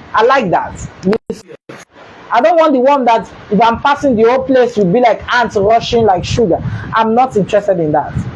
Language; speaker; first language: English; non-native, local second language; Igbo